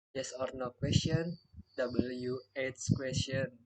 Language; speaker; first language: English; non-native, learner; Indonesian